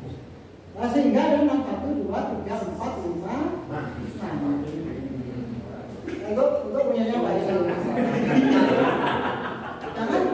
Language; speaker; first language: Indonesian; native; Indonesian